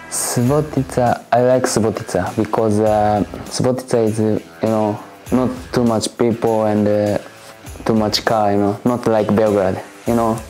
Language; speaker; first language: English; non-native, learner; Japanese